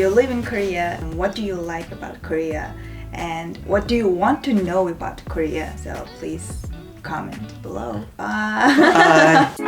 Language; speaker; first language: English; non-native, fluent; Mongolian